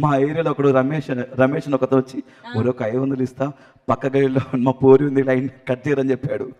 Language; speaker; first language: Telugu; native; Telugu